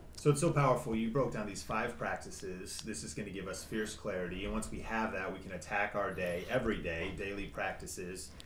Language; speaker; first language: English; native; English